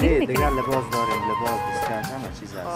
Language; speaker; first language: Persian; native; Persian